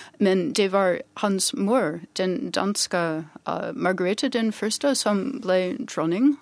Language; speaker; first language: Norwegian; non-native, learner; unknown